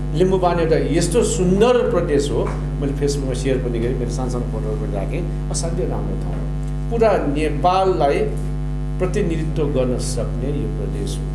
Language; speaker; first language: Nepali; non-native, local second language; Limburgish